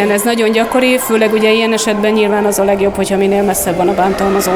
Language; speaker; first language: Hungarian; native; Hungarian